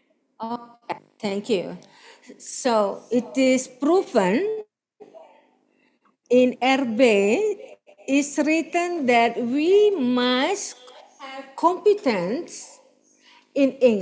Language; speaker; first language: English; non-native, fluent; Indonesian